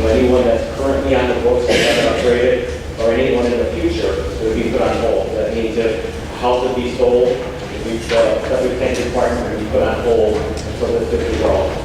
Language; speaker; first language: English; native; English